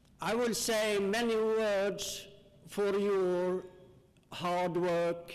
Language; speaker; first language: English; non-native, learner; Swedish